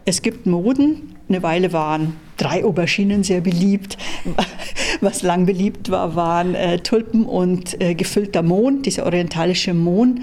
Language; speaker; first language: German; native; German